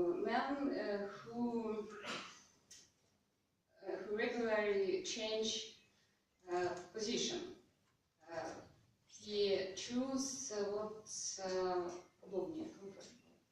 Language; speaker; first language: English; non-native, learner; Russian